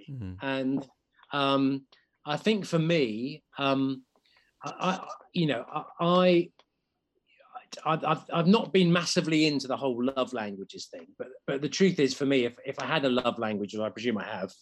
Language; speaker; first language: English; native; English